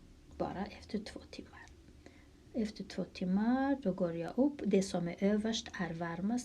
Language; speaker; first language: Swedish; non-native, fluent; Kurdish